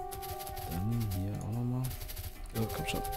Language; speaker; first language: German; native; German